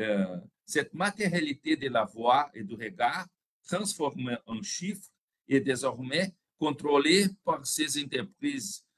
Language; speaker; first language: French; non-native, fluent; Portuguese